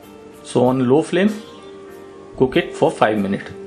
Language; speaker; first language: English; non-native, local second language; Hindi